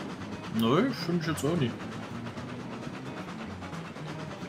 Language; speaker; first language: German; native; German